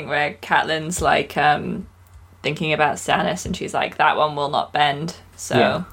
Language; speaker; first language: English; native; English